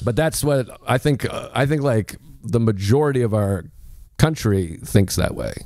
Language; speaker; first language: English; native; English